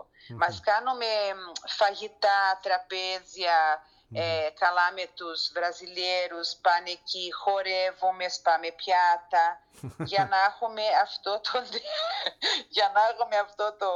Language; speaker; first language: Greek; early bilingual, heritage; Greek